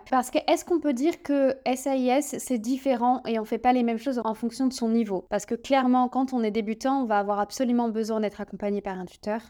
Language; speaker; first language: French; native; French